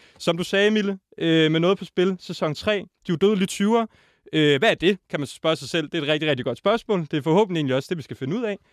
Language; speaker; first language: Danish; native; Danish